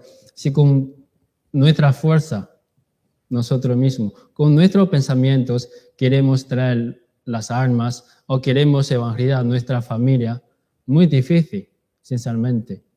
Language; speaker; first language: Spanish; non-native, learner; Chinese